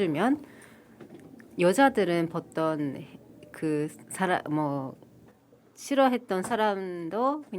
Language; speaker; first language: Korean; non-native, fluent; Japanese